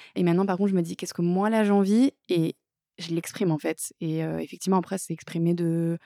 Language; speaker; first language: French; native; French